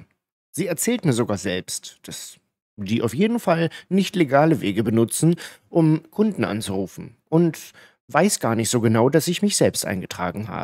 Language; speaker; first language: German; native; German